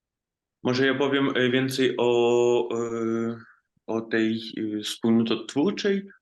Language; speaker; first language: Polish; non-native, fluent; Ukrainian